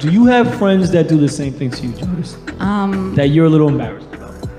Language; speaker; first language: English; early bilingual, other home language; Spanish